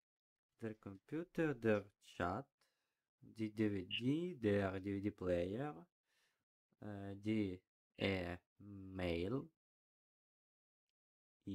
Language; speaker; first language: German; non-native, learner; Ukrainian